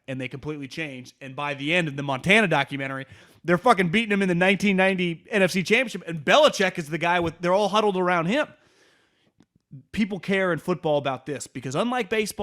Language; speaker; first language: English; native; English